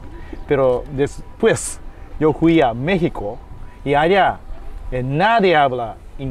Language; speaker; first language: Spanish; non-native, fluent; Japanese